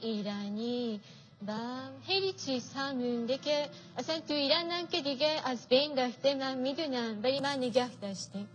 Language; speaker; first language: Persian; non-native, fluent; Japanese